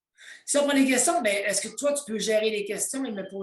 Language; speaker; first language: French; native; French